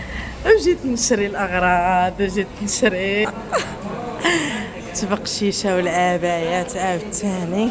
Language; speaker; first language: Arabic; native; Arabic